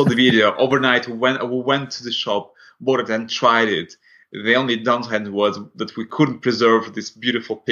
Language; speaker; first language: English; non-native, fluent; Russian